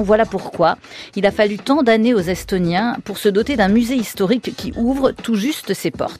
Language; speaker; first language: French; native; French